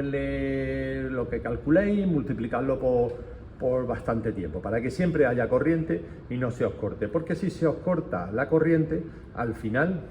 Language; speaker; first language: Spanish; native; Spanish